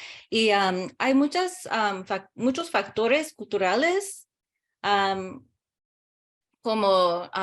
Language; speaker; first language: Spanish; early bilingual, heritage; English